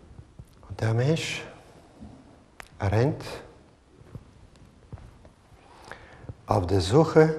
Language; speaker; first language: German; non-native, fluent; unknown